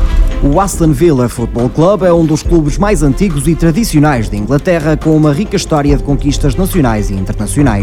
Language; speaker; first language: Portuguese; native; Portuguese